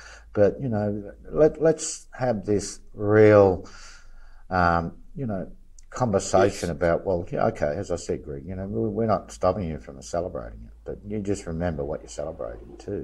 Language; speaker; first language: English; native; English